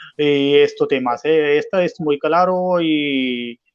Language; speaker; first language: Spanish; non-native, learner; Urdu